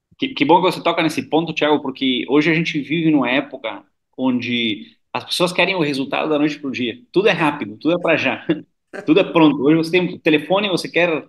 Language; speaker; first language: Portuguese; non-native, fluent; Spanish